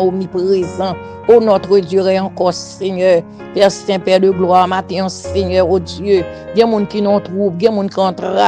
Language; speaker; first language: French; non-native, local second language; Haitian Creole